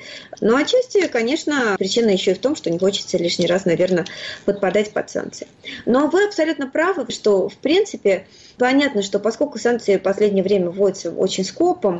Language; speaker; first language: Russian; native; Russian